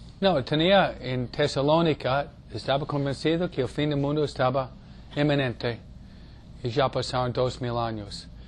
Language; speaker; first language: Spanish; non-native, fluent; English